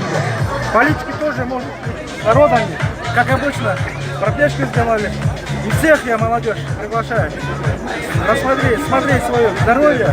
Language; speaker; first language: Russian; non-native, local second language; Kyrgyz